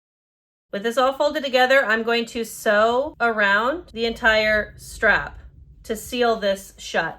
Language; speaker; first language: English; native; English